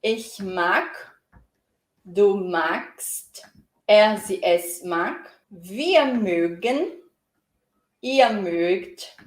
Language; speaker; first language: German; non-native, fluent; Portuguese